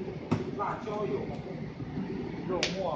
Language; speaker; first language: Chinese; native; Chinese